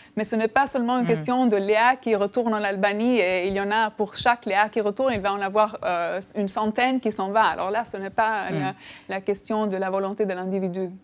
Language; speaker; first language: French; non-native, fluent; Albanian